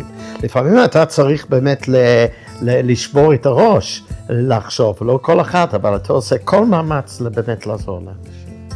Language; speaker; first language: Hebrew; non-native, fluent; English